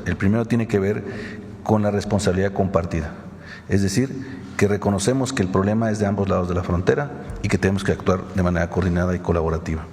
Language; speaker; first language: Spanish; native; Spanish